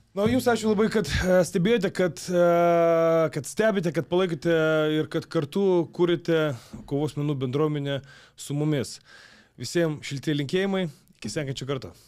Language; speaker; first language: Lithuanian; non-native, local second language; Russian